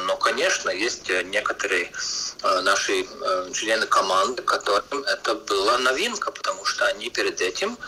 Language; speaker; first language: Russian; non-native, local second language; Latvian